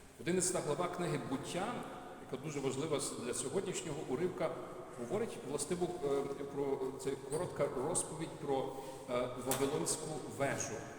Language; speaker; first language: Ukrainian; native; Ukrainian